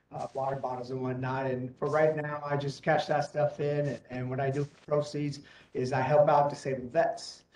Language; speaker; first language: English; native; English